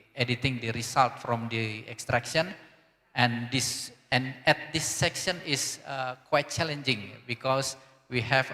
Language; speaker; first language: English; non-native, learner; Indonesian